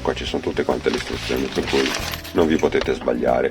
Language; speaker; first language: Italian; native; Italian